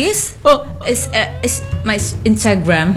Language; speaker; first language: English; non-native, learner; Indonesian